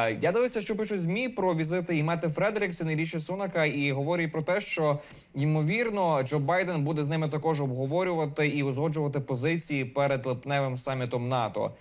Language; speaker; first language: Ukrainian; native; Ukrainian